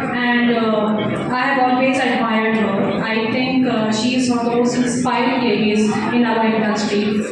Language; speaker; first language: Telugu; non-native, local second language; Hindi